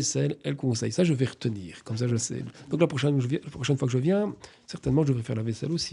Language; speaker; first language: French; native; French